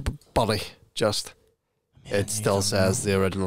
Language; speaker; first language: English; native; English